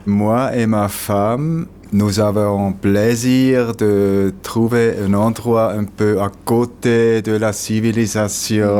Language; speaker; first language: French; non-native, local second language; German